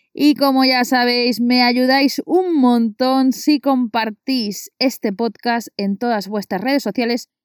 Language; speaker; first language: Spanish; native; Spanish